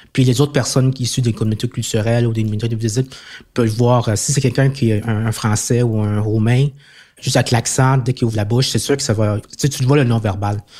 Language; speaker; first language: French; early bilingual, other home language; Chinese